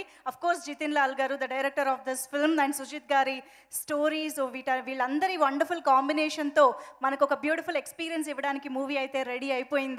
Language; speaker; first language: Telugu; native; Telugu